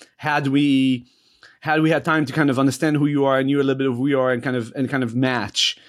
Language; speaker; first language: English; non-native, fluent; Hebrew